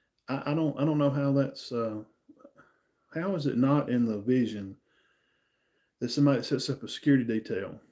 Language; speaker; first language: English; native; English